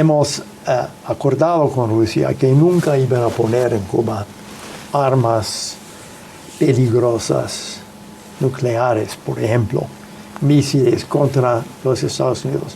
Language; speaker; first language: Spanish; non-native, fluent; English